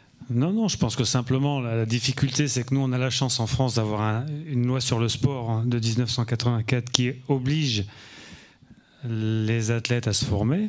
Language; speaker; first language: French; native; French